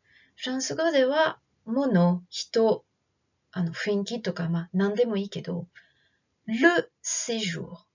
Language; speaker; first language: Japanese; non-native, fluent; French